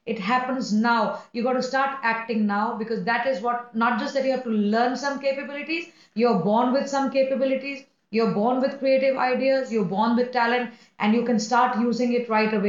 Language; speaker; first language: English; non-native, local second language; Hindi